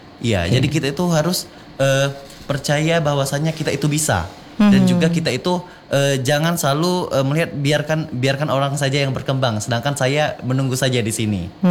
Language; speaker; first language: Indonesian; non-native, local second language; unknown